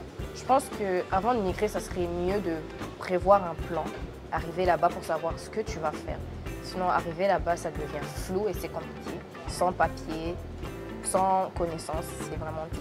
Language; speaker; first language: French; non-native, local second language; Rundi